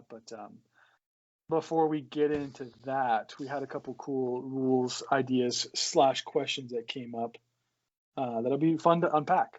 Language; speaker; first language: English; native; English